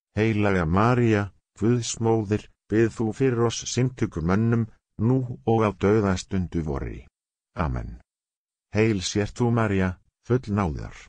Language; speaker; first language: Icelandic; non-native, learner; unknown